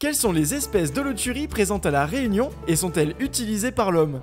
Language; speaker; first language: French; native; French